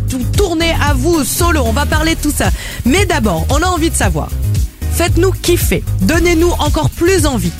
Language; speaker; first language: French; native; French